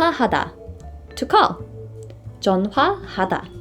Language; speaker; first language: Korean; non-native, fluent; English